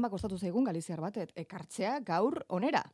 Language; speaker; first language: Basque; native; Basque